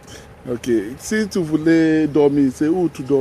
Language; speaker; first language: French; non-native, learner; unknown